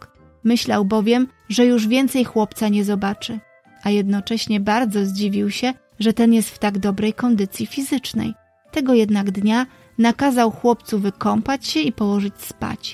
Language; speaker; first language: Polish; native; Polish